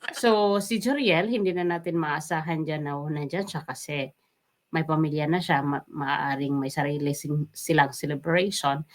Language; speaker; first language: Filipino; native; Filipino